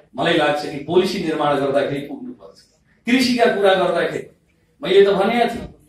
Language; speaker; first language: Nepali; non-native, local second language; Bhojpuri